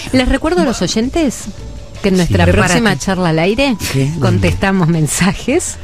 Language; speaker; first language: Spanish; native; Spanish